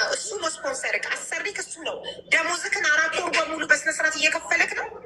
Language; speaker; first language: Amharic; native; Amharic